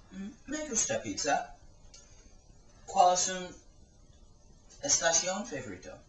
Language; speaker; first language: Spanish; non-native, learner; English